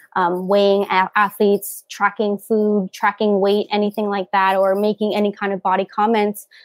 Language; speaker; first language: English; native; English